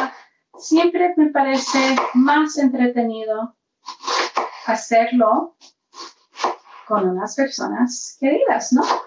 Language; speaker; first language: Spanish; early bilingual, heritage; Spanish